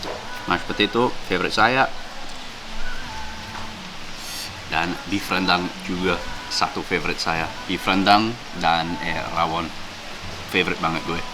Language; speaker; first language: Indonesian; non-native, fluent; English